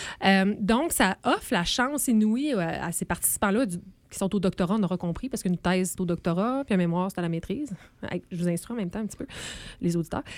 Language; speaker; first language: French; native; French